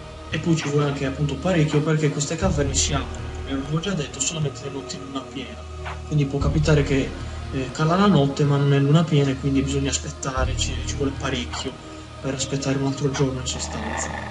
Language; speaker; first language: Italian; native; Italian